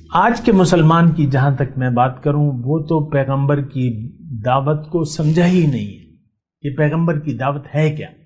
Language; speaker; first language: Urdu; non-native, local second language; Pashto